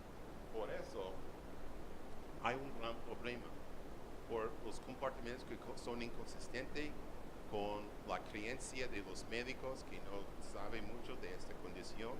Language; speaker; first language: Spanish; non-native, learner; English